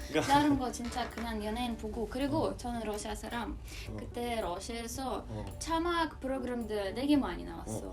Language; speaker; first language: Korean; non-native, learner; Russian